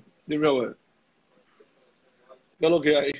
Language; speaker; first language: Spanish; native; Spanish